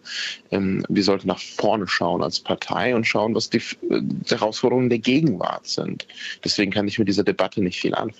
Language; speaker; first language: German; native; German